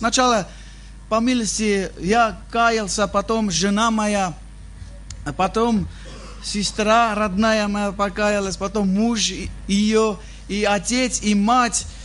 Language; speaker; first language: Russian; non-native, fluent; Armenian